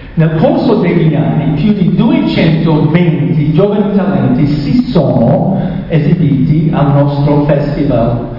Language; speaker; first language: Italian; non-native, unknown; English